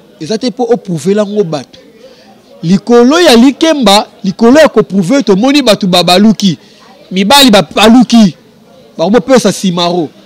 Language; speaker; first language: Lingala; native; Lingala